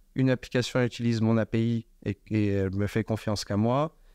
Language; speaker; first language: French; native; French